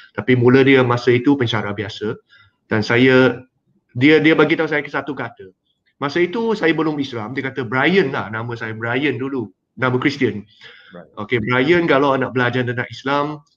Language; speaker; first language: Malay; non-native, local second language; Chinese